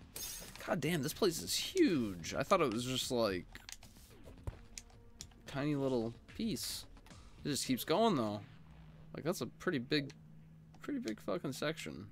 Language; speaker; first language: English; native; English